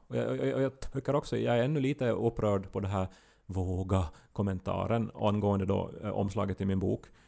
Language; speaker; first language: Swedish; native; Swedish